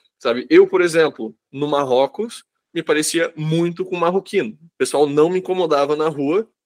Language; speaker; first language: Portuguese; native; Portuguese